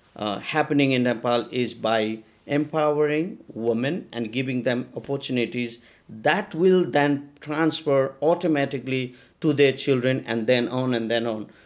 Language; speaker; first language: English; non-native, local second language; Nepali